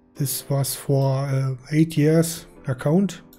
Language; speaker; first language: English; non-native, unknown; German